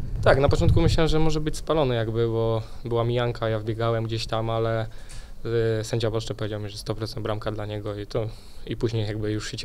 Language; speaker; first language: Polish; native; Polish